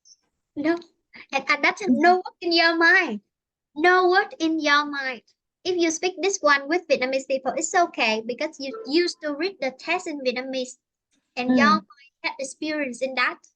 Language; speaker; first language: English; non-native, fluent; Vietnamese